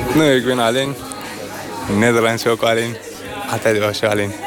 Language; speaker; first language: Dutch; non-native, learner; Persian